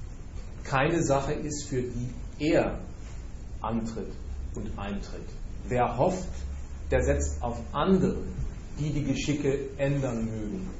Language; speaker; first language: German; native; German